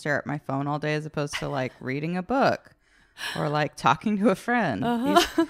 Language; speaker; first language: English; native; English